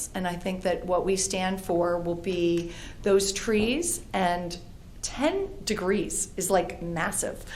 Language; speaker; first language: English; native; English